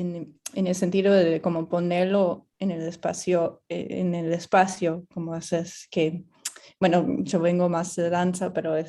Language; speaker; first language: Spanish; non-native, fluent; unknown